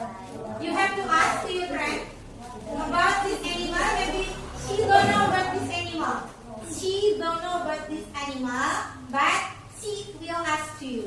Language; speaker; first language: English; non-native, learner; Indonesian